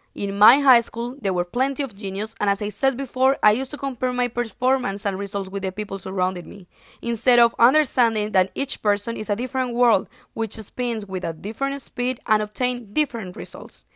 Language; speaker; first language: English; non-native, fluent; Spanish